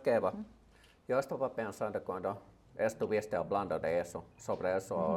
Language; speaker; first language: Spanish; non-native, learner; Finnish